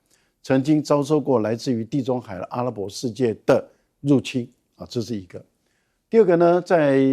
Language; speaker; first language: Chinese; native; Chinese